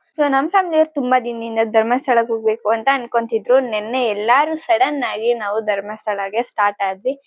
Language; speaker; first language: Kannada; non-native, local second language; Telugu